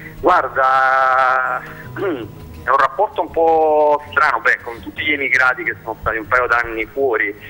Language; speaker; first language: Italian; native; Italian